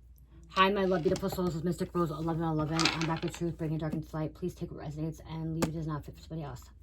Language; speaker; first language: English; native; English